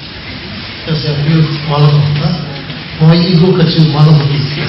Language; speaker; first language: Russian; non-native, learner; Tibetan